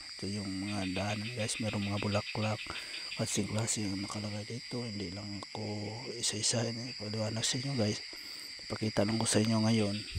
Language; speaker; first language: Filipino; non-native, local second language; Cebuano